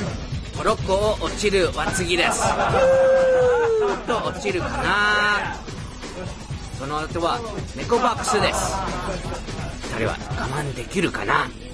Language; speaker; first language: Japanese; non-native, learner; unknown